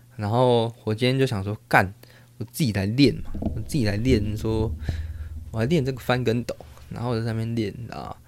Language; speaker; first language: Chinese; non-native, local second language; Min Nan Chinese